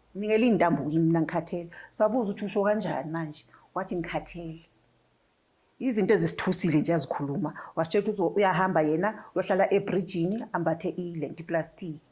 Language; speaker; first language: Zulu; native; Zulu